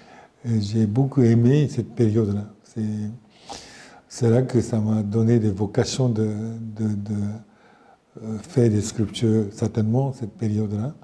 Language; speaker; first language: French; non-native, fluent; Japanese